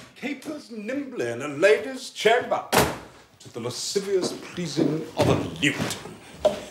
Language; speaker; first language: English; native; English